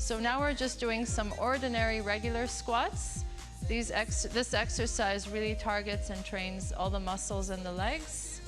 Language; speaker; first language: English; non-native, local second language; Arabic